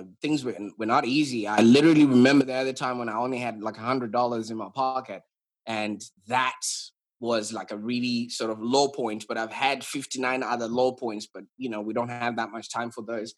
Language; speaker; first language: English; non-native, local second language; Shona